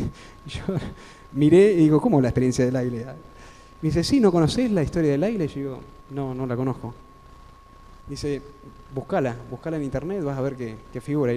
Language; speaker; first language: Spanish; native; Spanish